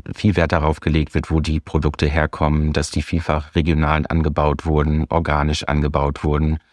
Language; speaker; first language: German; native; German